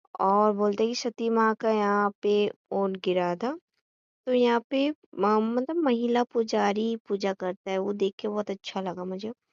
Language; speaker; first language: Hindi; non-native, local second language; Assamese